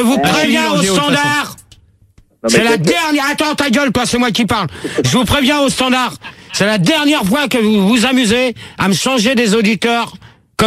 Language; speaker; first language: French; native; French